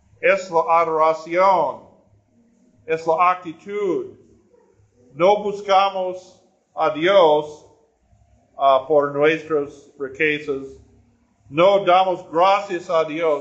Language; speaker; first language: Spanish; non-native, learner; English